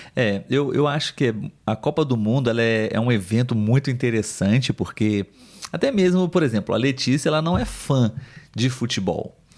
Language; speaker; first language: Portuguese; native; Portuguese